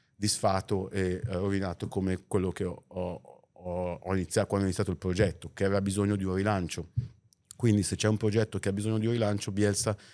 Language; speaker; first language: Italian; native; Italian